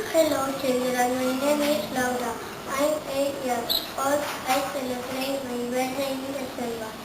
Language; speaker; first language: English; non-native, learner; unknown